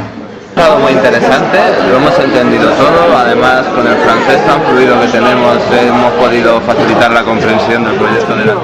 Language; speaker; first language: Spanish; non-native, local second language; Catalan